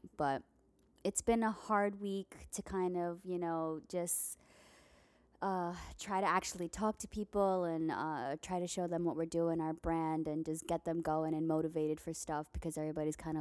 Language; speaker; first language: English; early bilingual, other home language; Spanish